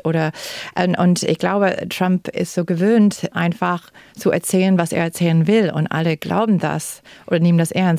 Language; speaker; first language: German; non-native, fluent; English